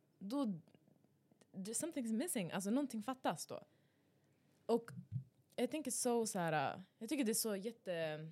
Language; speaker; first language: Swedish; early bilingual, other home language; Arabic